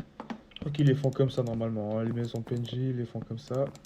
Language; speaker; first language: French; native; French